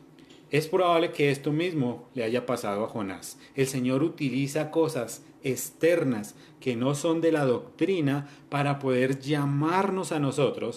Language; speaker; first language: Spanish; native; Spanish